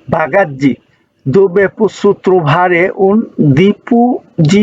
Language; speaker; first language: Italian; non-native, fluent; Bangla